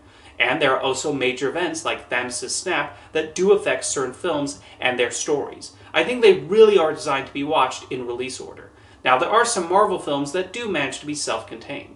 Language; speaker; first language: English; native; English